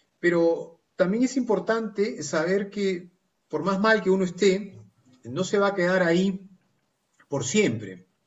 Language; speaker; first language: Spanish; native; Spanish